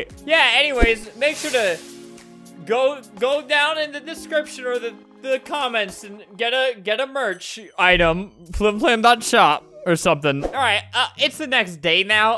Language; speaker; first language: English; native; English